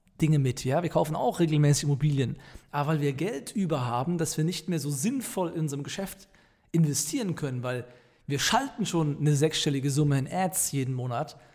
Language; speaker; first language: German; native; German